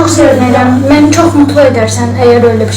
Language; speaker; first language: Turkish; non-native, learner; Georgian